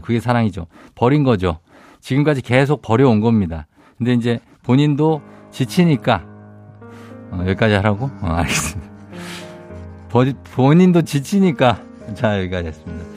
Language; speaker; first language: Korean; native; Korean